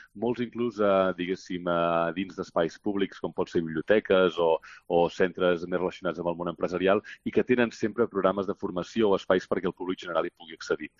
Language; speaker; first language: Catalan; native; Catalan